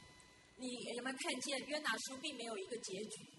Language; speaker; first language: Chinese; native; Chinese